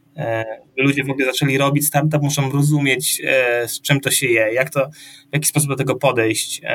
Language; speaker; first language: Polish; native; Polish